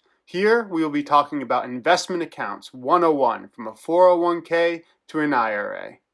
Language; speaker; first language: English; native; English